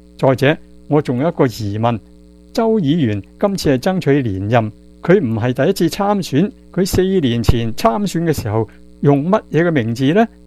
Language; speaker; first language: Chinese; non-native, local second language; Cantonese